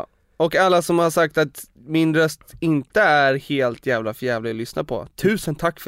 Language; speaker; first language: Swedish; native; Swedish